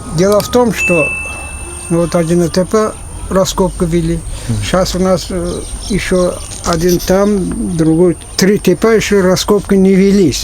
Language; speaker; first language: Russian; non-native, local second language; Tajik